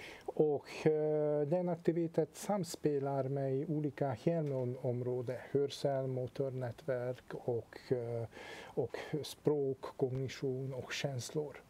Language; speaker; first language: Swedish; non-native, fluent; Hungarian